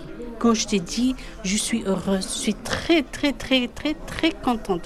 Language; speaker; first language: French; non-native, fluent; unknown